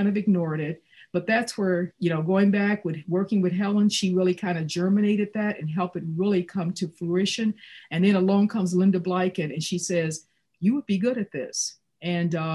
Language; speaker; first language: English; native; English